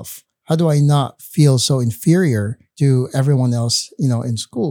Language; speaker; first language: English; non-native, local second language; Hiligaynon